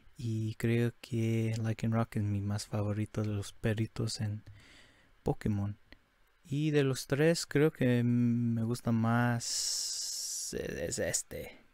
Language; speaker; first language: Spanish; early bilingual, heritage; English